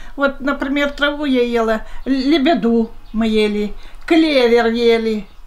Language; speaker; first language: Russian; native; Russian